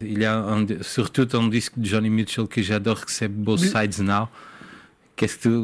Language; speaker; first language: French; non-native, fluent; Portuguese